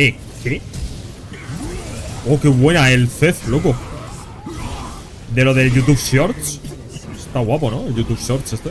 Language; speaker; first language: Spanish; native; Spanish